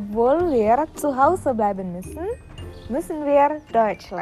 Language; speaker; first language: German; non-native, learner; Indonesian